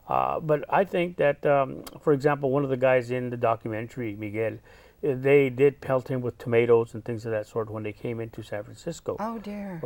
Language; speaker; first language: English; native; English